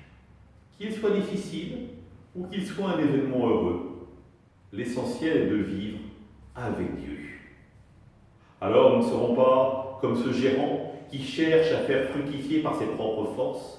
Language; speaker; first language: French; native; French